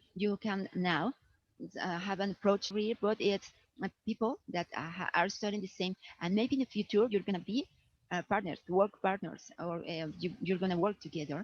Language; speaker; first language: English; non-native, fluent; Spanish